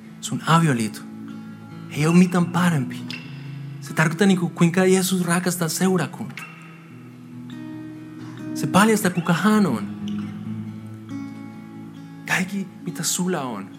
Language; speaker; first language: Finnish; non-native, fluent; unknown